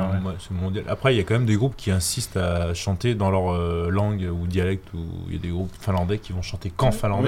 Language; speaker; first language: French; native; French